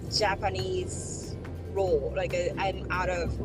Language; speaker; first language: English; non-native, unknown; Japanese